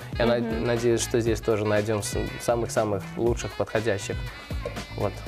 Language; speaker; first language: Russian; early bilingual, heritage; Russian